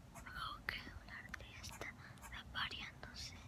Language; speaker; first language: Spanish; early bilingual, heritage; Spanish